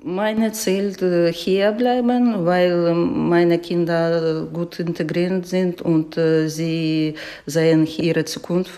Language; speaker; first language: German; non-native, learner; Ukrainian